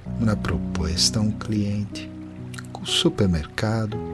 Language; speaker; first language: Spanish; non-native, fluent; Portuguese